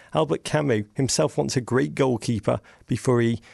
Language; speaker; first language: English; native; English